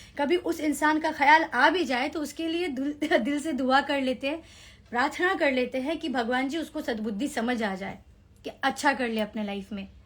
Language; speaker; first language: Hindi; native; Hindi